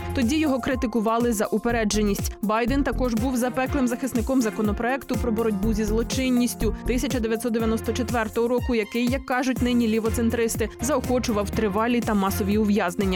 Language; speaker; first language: Ukrainian; native; Ukrainian